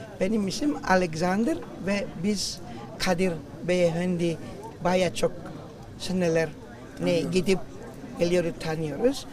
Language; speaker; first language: Turkish; non-native, learner; Greek